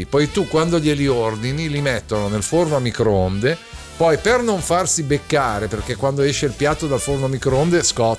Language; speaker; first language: Italian; native; Italian